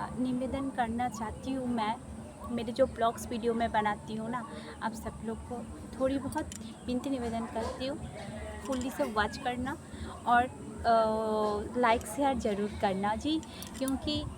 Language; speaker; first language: Hindi; non-native, local second language; Bangla